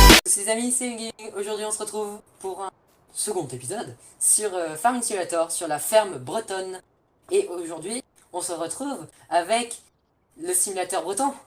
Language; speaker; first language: French; native; French